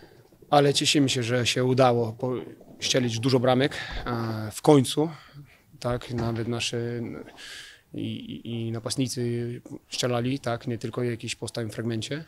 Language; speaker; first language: Polish; non-native, fluent; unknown